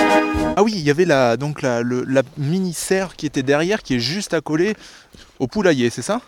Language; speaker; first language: French; native; French